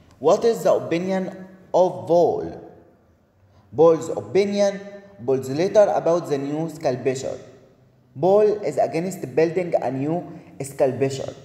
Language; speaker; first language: English; non-native, learner; Arabic